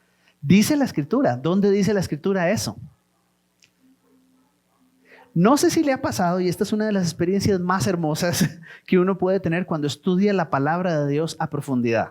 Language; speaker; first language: Spanish; native; Spanish